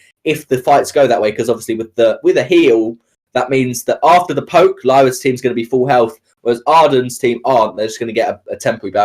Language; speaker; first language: English; native; English